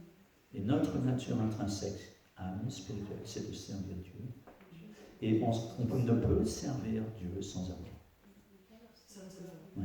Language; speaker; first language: French; native; French